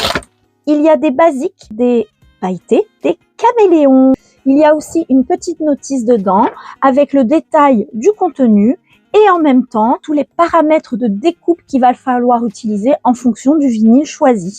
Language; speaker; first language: French; native; French